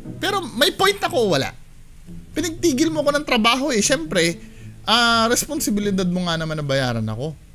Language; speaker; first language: Filipino; native; Filipino